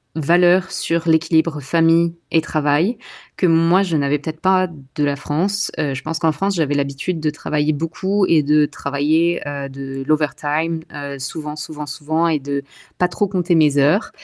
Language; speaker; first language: French; native; French